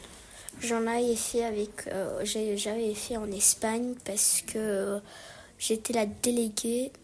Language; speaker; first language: French; early bilingual, other home language; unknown